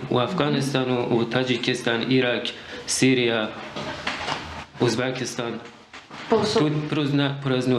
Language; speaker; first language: Slovenian; non-native, learner; Persian